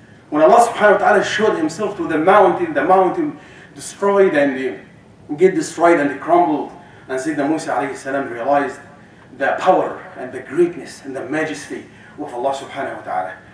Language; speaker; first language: English; non-native, fluent; Arabic